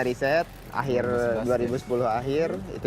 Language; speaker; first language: Indonesian; native; Indonesian